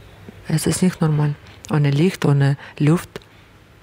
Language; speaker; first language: German; non-native, learner; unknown